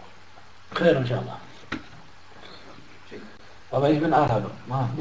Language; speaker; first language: German; non-native, fluent; Arabic